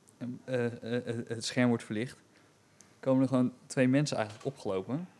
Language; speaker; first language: Dutch; native; Dutch